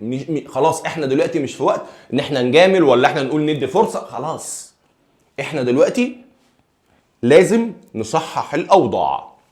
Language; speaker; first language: Arabic; native; Arabic